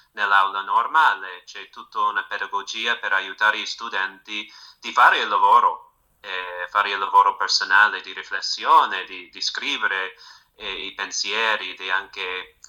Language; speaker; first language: Italian; non-native, fluent; English